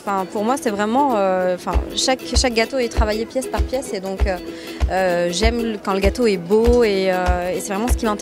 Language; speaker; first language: French; native; French